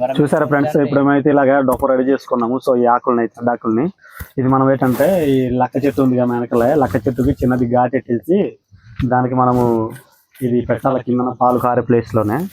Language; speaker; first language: Telugu; non-native, local second language; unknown